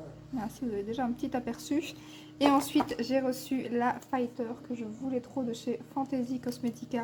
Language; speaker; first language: French; native; French